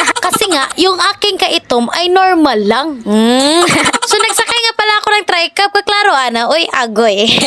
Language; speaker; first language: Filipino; non-native, local second language; Cebuano